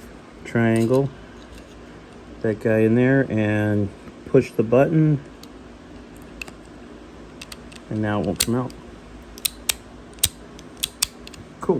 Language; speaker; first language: English; native; English